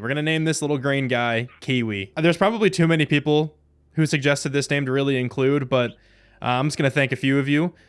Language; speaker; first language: English; native; English